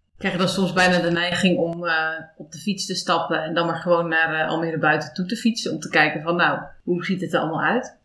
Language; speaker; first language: Dutch; native; Dutch